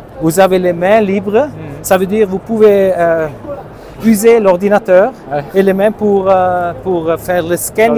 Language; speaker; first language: French; non-native, learner; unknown